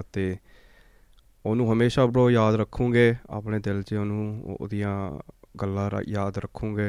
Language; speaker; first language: Punjabi; native; Punjabi